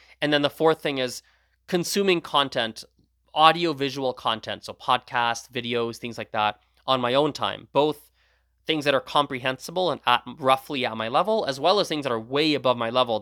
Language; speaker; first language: English; early bilingual, other home language; Gujarati